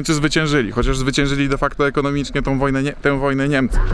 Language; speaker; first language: Polish; native; Polish